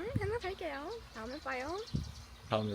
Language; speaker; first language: Korean; non-native, learner; Russian